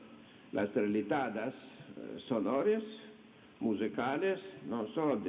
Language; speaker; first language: Spanish; non-native, fluent; Slovenian